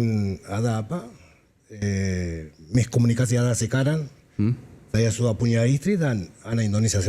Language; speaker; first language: Indonesian; non-native, fluent; Spanish